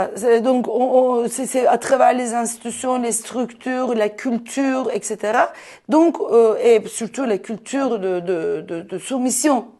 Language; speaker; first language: French; non-native, fluent; Turkish